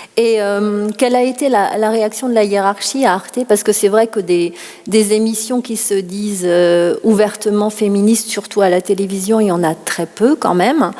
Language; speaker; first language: French; native; French